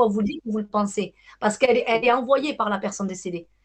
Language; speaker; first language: French; native; French